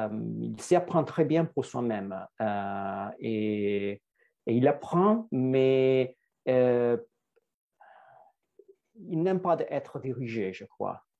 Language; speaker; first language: French; non-native, fluent; Italian